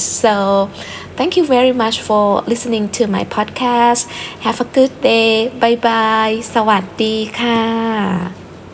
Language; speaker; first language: English; non-native, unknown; Thai